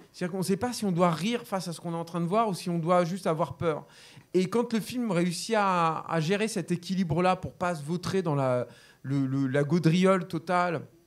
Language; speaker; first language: French; native; French